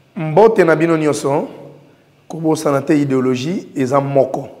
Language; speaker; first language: French; non-native, local second language; Lingala